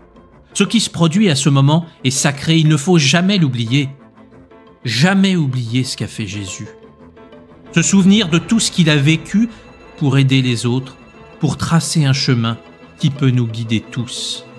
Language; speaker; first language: French; native; French